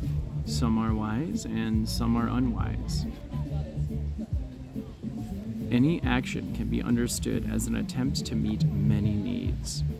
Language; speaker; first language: English; native; English